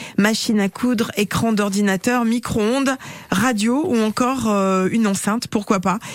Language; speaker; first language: French; native; French